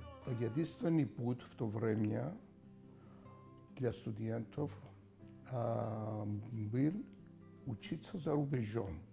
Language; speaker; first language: Russian; non-native, fluent; Greek